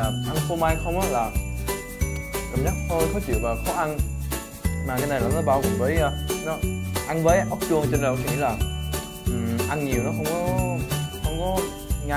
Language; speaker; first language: Vietnamese; non-native, fluent; Korean